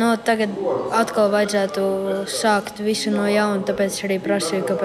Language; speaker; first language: Latvian; early bilingual, heritage; Latvian